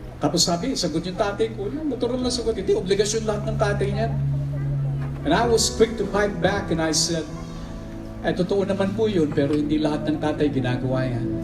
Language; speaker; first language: Filipino; non-native, local second language; Waray